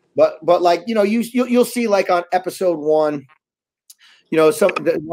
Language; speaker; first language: English; native; English